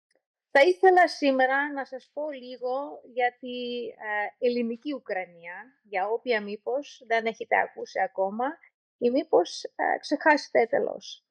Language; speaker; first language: Greek; non-native, learner; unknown